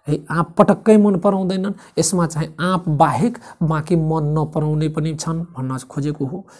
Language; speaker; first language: Nepali; native; Nepali